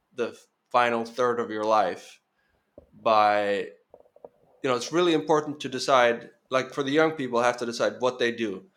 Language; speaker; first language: English; non-native, fluent; Norwegian